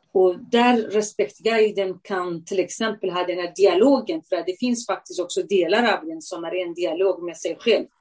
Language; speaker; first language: Swedish; non-native, fluent; Central Kurdish